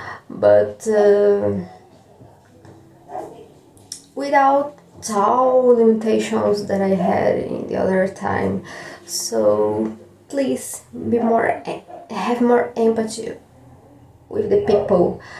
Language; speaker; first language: English; non-native, learner; Portuguese